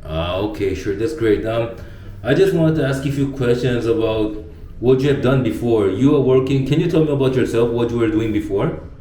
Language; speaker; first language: English; non-native, fluent; Korean